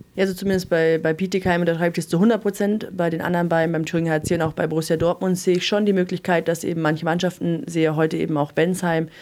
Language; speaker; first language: German; native; German